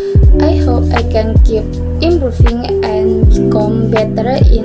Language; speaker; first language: English; non-native, learner; Indonesian